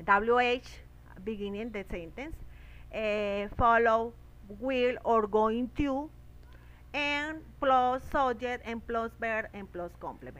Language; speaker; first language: English; non-native, learner; Spanish